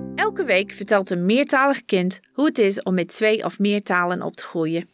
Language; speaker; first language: Dutch; non-native, fluent; English